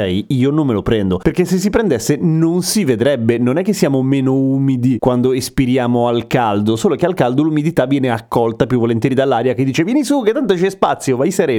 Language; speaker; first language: Italian; native; Italian